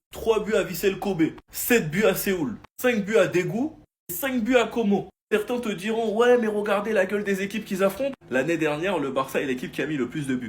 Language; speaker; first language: French; native; French